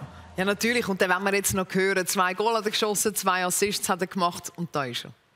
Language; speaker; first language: German; native; German